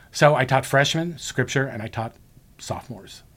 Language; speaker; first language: English; native; English